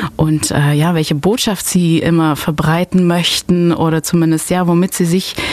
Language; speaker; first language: German; non-native, fluent; Dutch